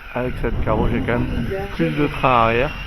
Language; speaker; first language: French; native; French